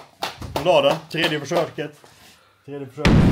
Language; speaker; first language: Swedish; native; Swedish